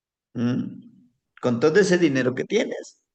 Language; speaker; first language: Spanish; native; Spanish